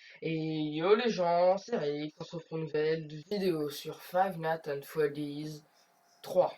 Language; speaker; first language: French; native; French